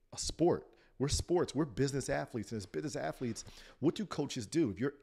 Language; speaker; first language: English; native; English